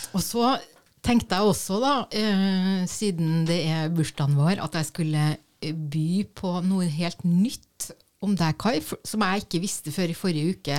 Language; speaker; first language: Norwegian; native; Norwegian